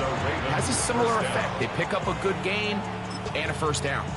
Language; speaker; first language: English; native; English